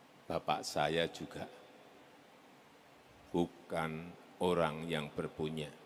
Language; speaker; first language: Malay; non-native, local second language; Javanese